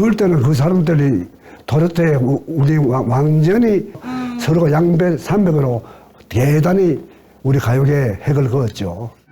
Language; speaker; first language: Korean; native; Korean